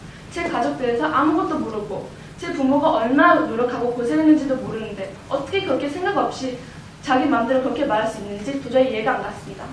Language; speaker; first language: Korean; early bilingual, heritage; Korean